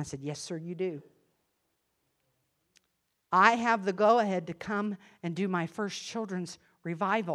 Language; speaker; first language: English; native; English